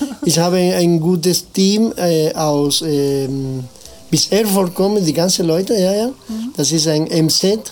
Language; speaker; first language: German; non-native, fluent; Spanish